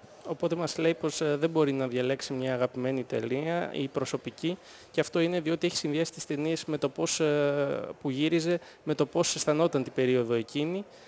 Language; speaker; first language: Greek; native; Greek